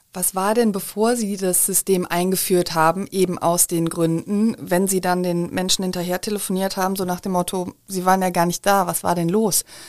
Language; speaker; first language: German; native; German